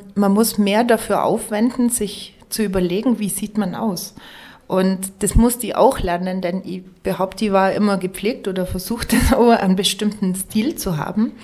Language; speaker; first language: German; native; German